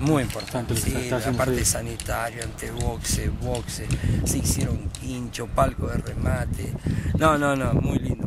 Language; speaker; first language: Spanish; native; Spanish